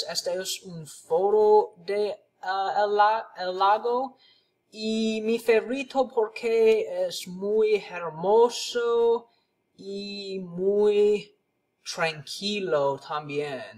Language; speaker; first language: Spanish; non-native, learner; English